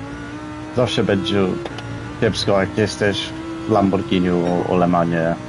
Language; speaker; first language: Polish; early bilingual, heritage; Polish